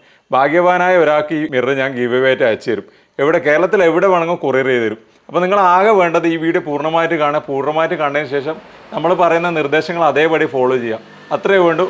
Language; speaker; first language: Malayalam; native; Malayalam